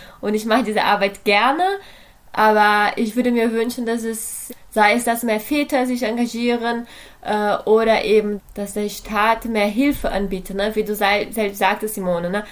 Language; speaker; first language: German; non-native, fluent; Portuguese